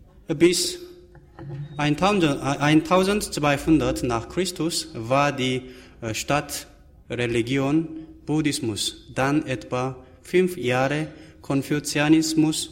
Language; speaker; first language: German; non-native, fluent; Korean